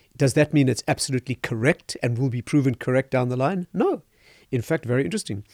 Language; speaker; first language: English; native; English